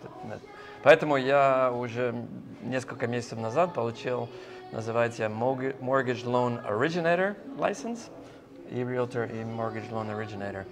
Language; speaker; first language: Russian; non-native, fluent; English